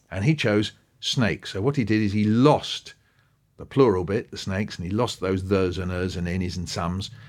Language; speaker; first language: English; native; English